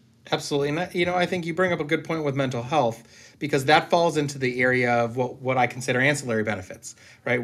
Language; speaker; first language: English; native; English